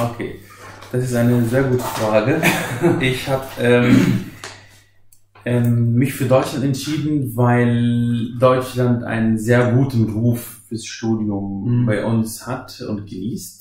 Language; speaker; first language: German; non-native, fluent; Arabic